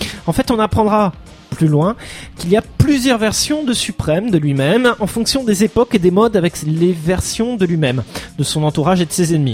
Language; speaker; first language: French; native; French